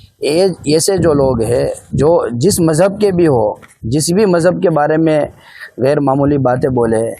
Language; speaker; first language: Urdu; non-native, local second language; Gujarati